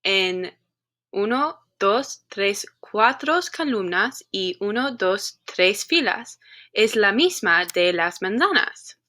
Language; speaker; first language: Spanish; non-native, learner; English